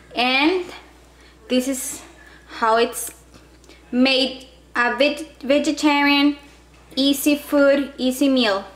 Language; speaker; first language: English; non-native, fluent; Spanish